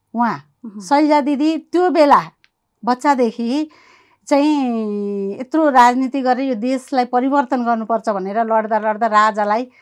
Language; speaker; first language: Nepali; native; Nepali